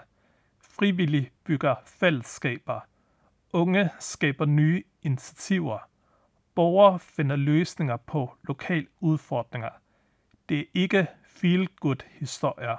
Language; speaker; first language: Danish; native; Danish